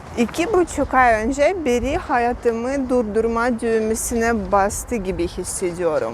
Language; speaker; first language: Turkish; non-native, fluent; Russian